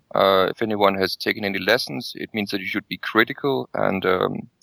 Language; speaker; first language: English; non-native, fluent; Danish